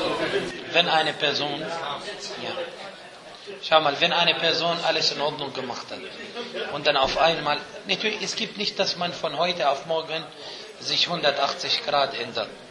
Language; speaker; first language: German; non-native, fluent; Arabic